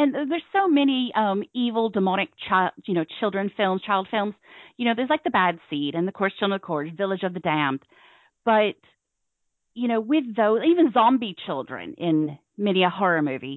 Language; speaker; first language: English; native; English